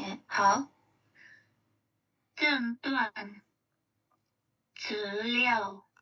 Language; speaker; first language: Chinese; non-native, learner; Indonesian